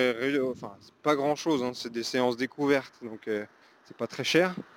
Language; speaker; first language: French; native; French